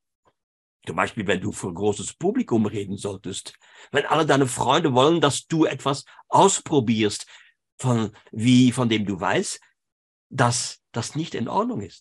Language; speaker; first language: German; non-native, fluent; French